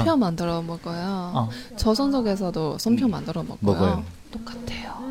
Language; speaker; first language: Korean; non-native, learner; Chinese